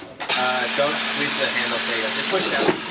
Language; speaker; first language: English; native; English